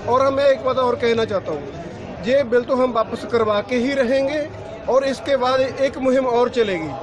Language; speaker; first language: Hindi; non-native, local second language; Punjabi